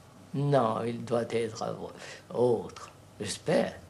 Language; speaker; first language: French; non-native, fluent; Telugu